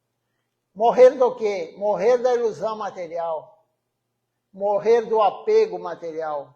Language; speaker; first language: Portuguese; native; Portuguese